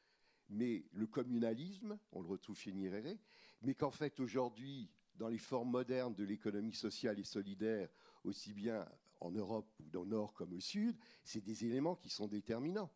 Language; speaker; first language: French; native; French